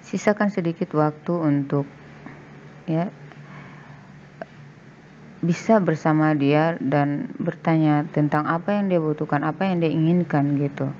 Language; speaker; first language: Indonesian; native; Indonesian